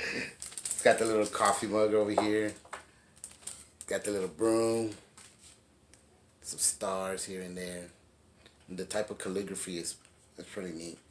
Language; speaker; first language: English; native; English